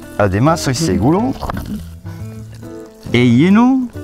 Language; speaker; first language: Spanish; non-native, learner; French